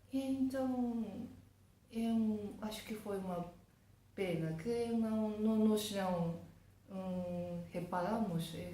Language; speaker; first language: Portuguese; non-native, fluent; Japanese